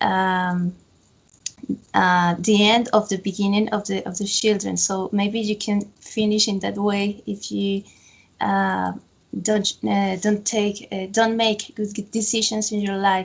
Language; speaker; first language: English; non-native, fluent; Spanish